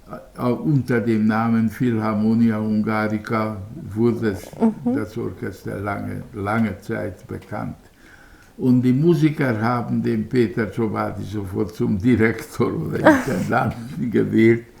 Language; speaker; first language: German; non-native, fluent; Hungarian